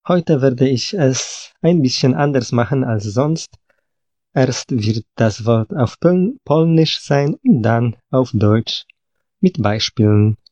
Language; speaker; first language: German; non-native, fluent; Polish